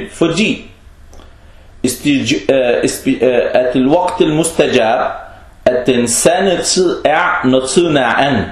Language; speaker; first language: Danish; non-native, fluent; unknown